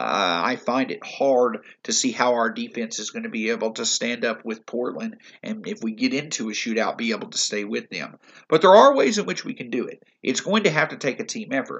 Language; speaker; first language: English; native; English